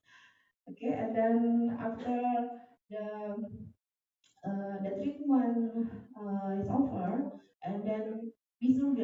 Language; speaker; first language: English; non-native, learner; Indonesian